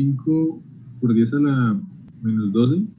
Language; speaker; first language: Spanish; native; Spanish